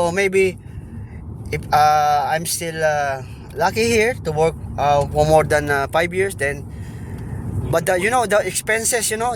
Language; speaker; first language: English; non-native, local second language; Filipino